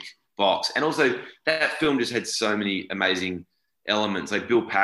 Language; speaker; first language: English; native; English